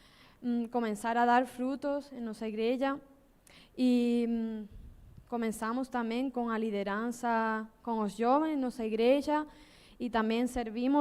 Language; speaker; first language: Portuguese; non-native, learner; Spanish